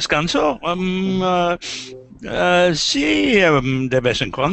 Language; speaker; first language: Spanish; non-native, learner; English